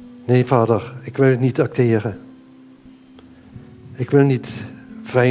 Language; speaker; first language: Dutch; native; Dutch